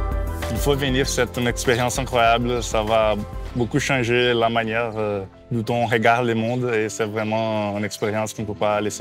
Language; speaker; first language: French; non-native, fluent; Portuguese